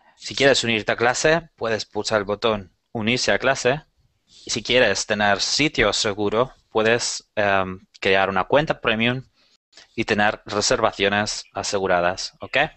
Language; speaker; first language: Spanish; native; Spanish